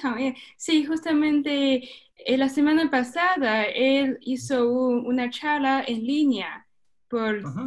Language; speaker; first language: Spanish; non-native, fluent; Chinese